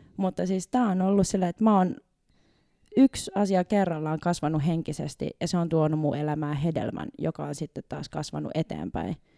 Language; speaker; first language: Finnish; native; Finnish